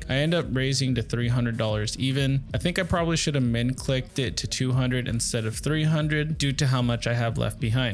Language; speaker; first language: English; native; English